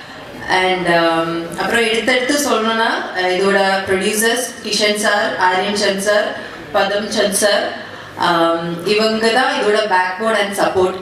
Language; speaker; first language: Tamil; non-native, learner; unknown